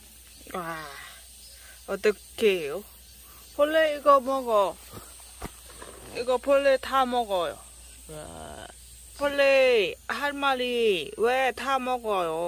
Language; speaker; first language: Korean; non-native, learner; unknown